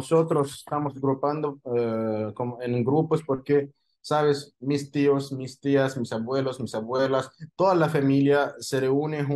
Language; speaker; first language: Spanish; non-native, fluent; Arabic